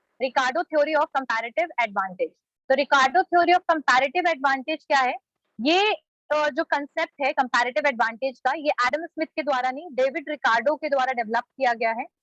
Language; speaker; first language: Hindi; native; Hindi